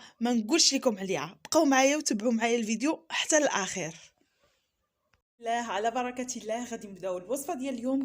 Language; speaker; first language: Arabic; native; Arabic